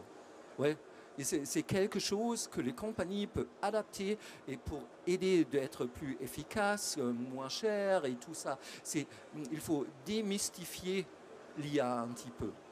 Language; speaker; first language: French; non-native, fluent; German